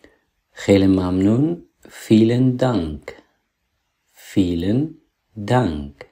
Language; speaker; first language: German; non-native, fluent; Persian